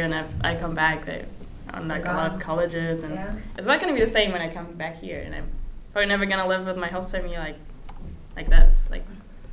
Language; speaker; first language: English; non-native, fluent; German